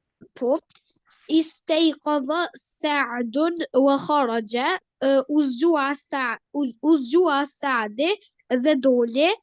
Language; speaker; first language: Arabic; non-native, learner; Albanian